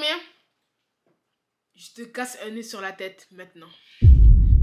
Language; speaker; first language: French; native; French